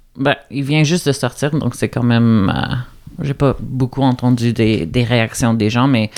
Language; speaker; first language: French; non-native, local second language; English